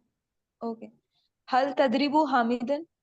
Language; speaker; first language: Arabic; non-native, learner; Urdu